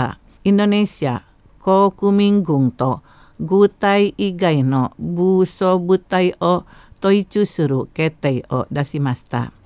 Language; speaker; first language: Japanese; non-native, learner; Indonesian